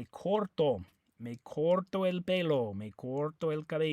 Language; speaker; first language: Spanish; non-native, fluent; English